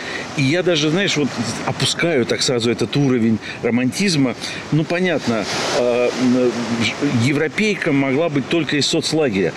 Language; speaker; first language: Russian; native; Russian